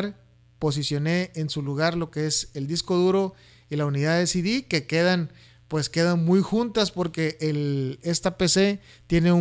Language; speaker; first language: Spanish; native; Spanish